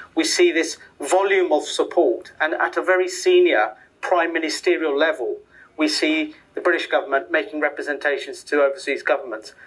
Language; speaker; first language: English; native; English